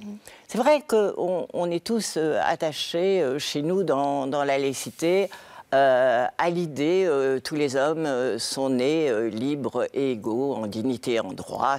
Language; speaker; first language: French; native; French